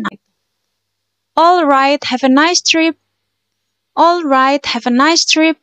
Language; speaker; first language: English; non-native, fluent; Indonesian